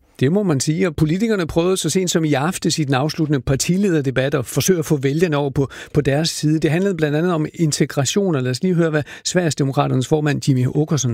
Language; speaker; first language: Danish; native; Danish